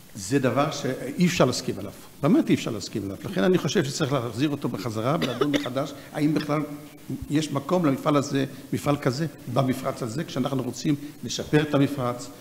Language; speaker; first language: Hebrew; native; Hebrew